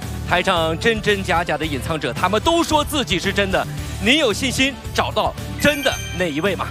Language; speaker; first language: Chinese; native; Chinese